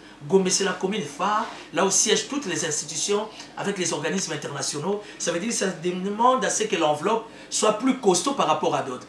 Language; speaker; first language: French; non-native, local second language; Lingala